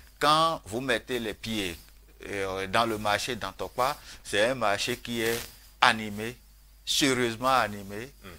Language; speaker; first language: French; non-native, local second language; Fon